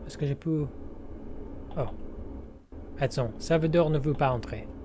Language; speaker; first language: French; non-native, learner; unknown